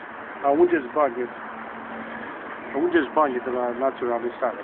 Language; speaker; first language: Romanian; early bilingual, heritage; Romanian